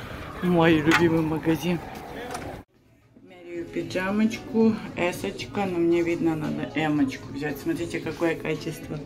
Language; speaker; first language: Russian; native; Russian